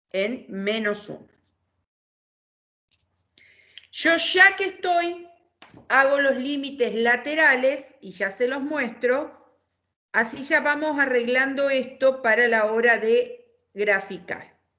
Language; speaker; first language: Spanish; native; Spanish